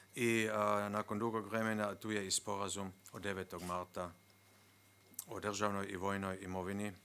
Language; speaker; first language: Croatian; non-native, fluent; Slovenian